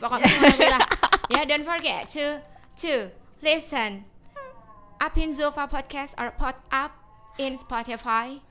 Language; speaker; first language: English; non-native, learner; Javanese